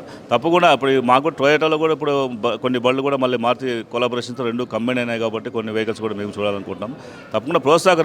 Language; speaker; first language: Telugu; native; Telugu